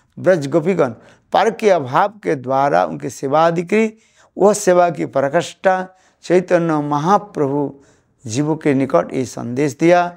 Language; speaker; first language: Hindi; non-native, local second language; Bangla